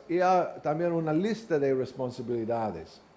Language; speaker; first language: Spanish; non-native, learner; English